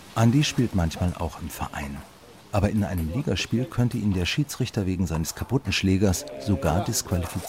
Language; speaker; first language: German; native; German